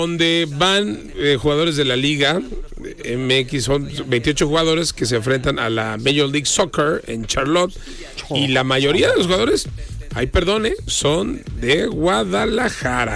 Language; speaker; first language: Spanish; native; Spanish